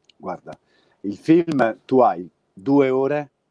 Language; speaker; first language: Italian; native; Italian